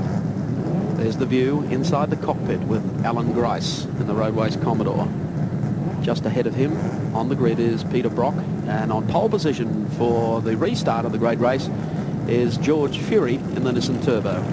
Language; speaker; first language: English; native; English